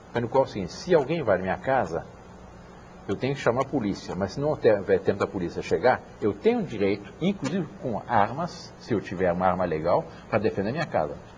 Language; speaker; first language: Portuguese; early bilingual, other home language; French